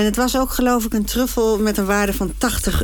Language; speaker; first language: Dutch; native; Dutch